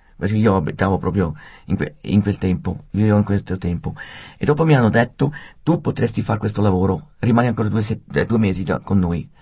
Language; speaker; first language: Italian; non-native, fluent; Swiss German